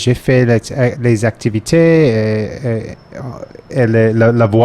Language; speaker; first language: French; non-native, fluent; English